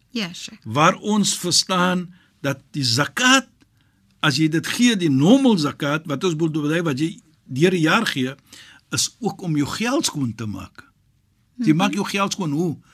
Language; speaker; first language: Afrikaans; native; Afrikaans